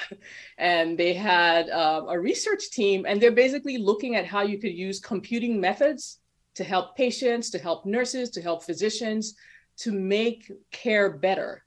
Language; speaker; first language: English; non-native, local second language; Yoruba